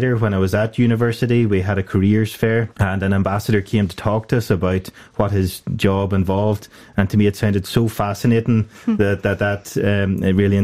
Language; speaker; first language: English; native; English